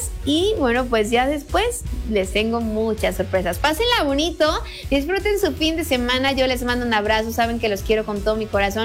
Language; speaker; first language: Spanish; native; Spanish